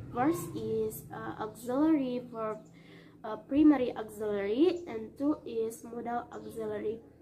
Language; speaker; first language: English; non-native, learner; Indonesian